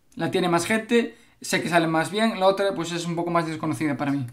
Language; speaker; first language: Spanish; native; Spanish